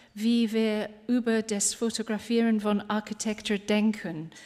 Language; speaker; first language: German; non-native, learner; English